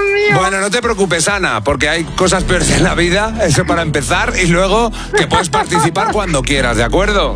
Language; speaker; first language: Spanish; native; Spanish